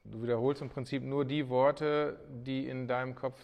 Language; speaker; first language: German; native; German